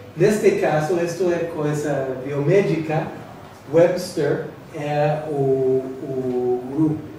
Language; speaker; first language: Portuguese; non-native, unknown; English